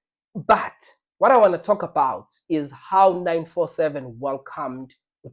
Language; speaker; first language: English; non-native, local second language; Zulu